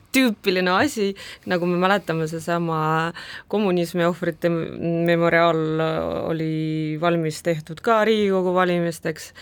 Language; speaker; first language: Estonian; non-native, local second language; Russian